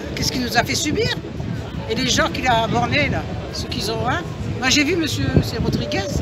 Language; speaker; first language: French; native; French